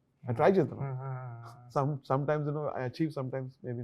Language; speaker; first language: Telugu; non-native, learner; Tamil